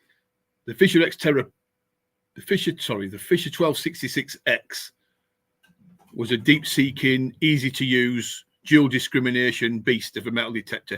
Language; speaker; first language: English; native; English